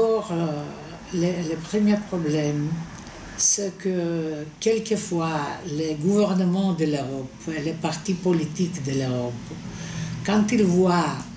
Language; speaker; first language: French; non-native, fluent; Greek